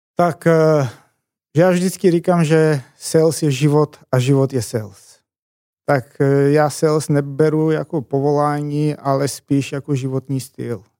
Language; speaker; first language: Czech; non-native, fluent; Macedonian